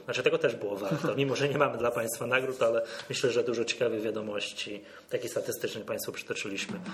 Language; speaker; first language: Polish; native; Polish